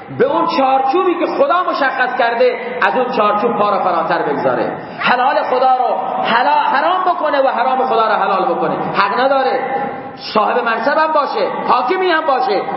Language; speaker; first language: Persian; non-native, local second language; Baluchi